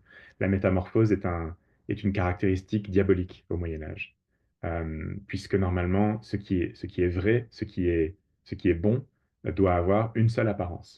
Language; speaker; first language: French; native; French